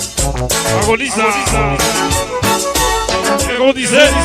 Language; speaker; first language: Spanish; native; Spanish